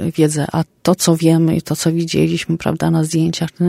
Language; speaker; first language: Polish; native; Polish